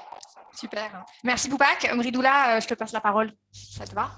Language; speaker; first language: French; native; French